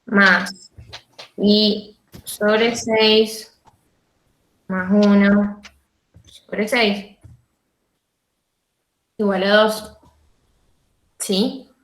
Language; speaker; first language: Spanish; native; Spanish